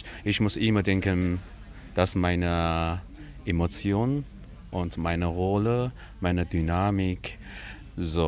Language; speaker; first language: German; non-native, learner; Chinese